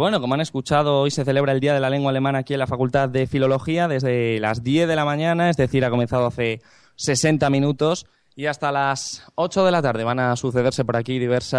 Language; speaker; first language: Spanish; native; Spanish